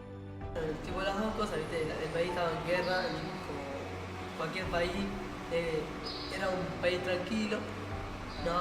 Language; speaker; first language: Spanish; early bilingual, other home language; Arabic